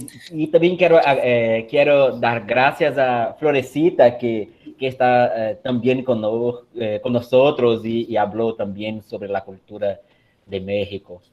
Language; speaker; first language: Spanish; non-native, fluent; Portuguese